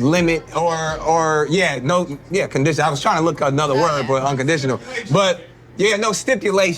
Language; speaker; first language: English; native; English